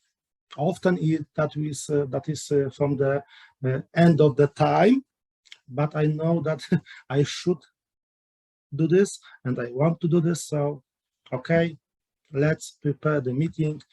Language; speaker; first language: English; non-native, learner; Polish